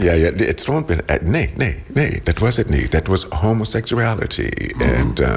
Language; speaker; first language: Dutch; non-native, learner; English